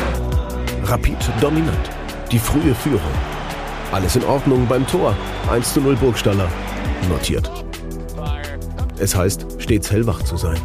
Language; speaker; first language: German; native; German